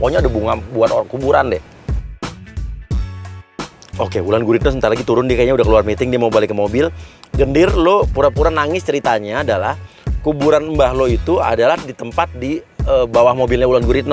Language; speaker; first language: Indonesian; native; Indonesian